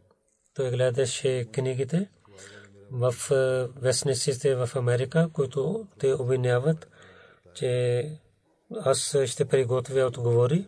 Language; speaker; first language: Bulgarian; non-native, learner; Urdu